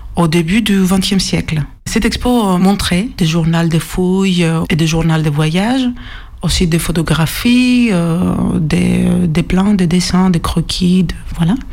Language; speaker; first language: French; non-native, fluent; Greek